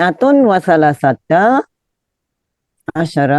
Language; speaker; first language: Arabic; non-native, learner; Malay